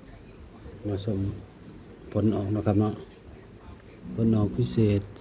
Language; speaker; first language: Thai; non-native, local second language; Lao